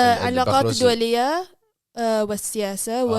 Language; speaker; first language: Arabic; non-native, learner; English